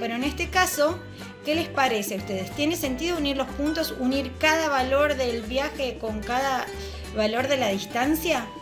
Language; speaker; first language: Spanish; native; Spanish